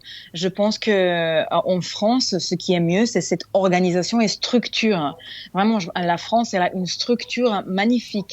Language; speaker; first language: French; non-native, fluent; Serbian